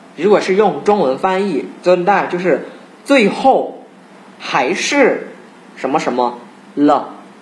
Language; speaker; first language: Chinese; non-native, fluent; Thai